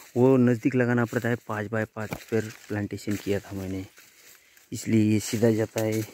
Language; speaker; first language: Hindi; non-native, local second language; Marathi